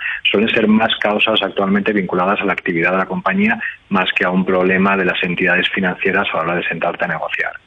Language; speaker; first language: Spanish; native; Spanish